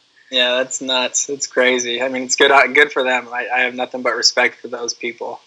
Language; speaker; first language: English; native; English